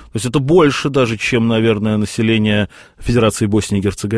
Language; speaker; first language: Russian; native; Russian